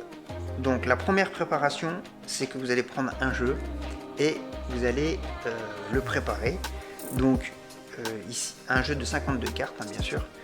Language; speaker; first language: French; native; French